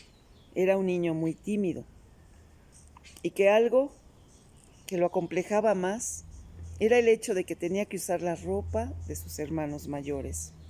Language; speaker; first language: Spanish; native; Spanish